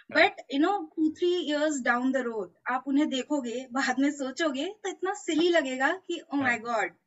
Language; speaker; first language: Hindi; native; Hindi